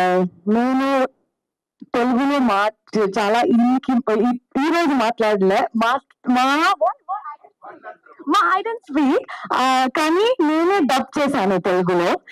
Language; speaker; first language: Telugu; non-native, learner; Kannada